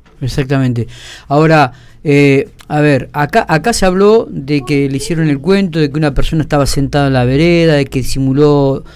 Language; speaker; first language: Spanish; native; Spanish